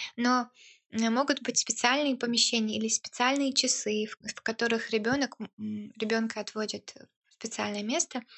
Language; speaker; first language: Russian; early bilingual, heritage; Russian